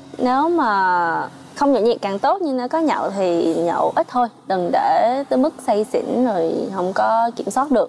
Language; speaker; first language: Vietnamese; early bilingual, other home language; English